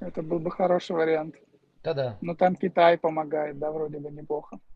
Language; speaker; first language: Russian; native; Russian